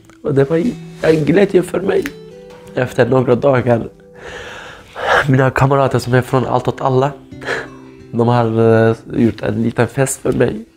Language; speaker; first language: Swedish; non-native, fluent; Kurdish